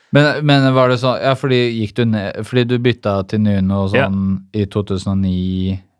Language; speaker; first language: Norwegian; native; Norwegian